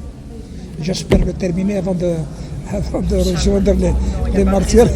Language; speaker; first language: French; non-native, local second language; Arabic